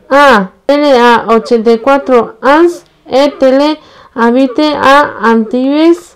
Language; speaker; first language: French; non-native, learner; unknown